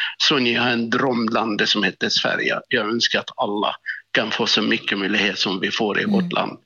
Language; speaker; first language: Swedish; non-native, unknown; Arabic